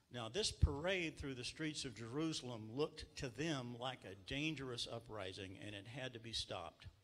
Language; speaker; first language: English; native; English